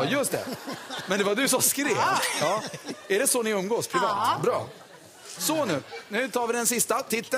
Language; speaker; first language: Swedish; native; Swedish